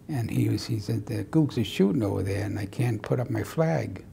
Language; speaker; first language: English; native; English